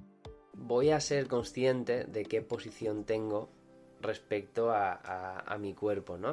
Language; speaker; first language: Spanish; native; Spanish